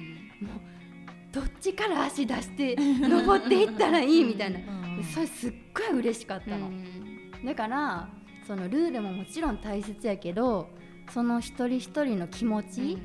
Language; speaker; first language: Japanese; native; Japanese